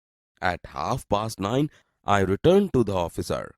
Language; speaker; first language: English; non-native, local second language; Gujarati